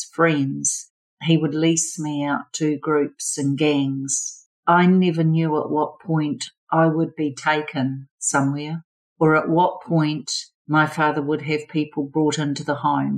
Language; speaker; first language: English; native; English